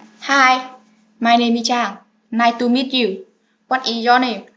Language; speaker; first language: English; non-native, learner; Vietnamese